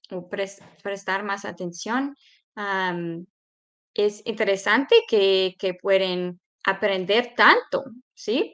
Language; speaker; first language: Spanish; non-native, fluent; English